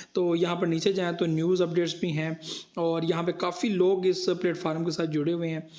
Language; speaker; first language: Urdu; non-native, local second language; Punjabi